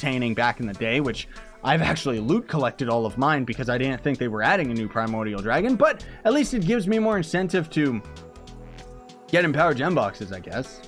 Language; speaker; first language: English; native; English